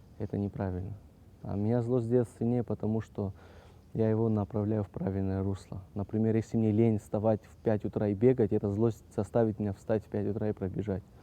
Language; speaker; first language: Russian; non-native, local second language; Abkhazian